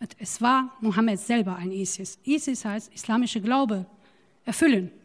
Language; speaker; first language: German; non-native, fluent; Turoyo